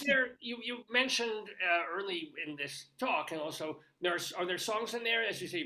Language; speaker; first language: English; native; English